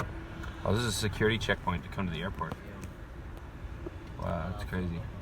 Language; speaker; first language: English; native; English